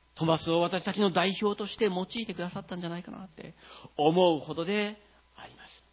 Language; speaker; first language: Japanese; native; Japanese